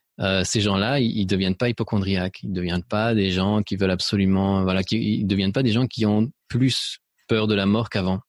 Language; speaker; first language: French; early bilingual, other home language; Spanish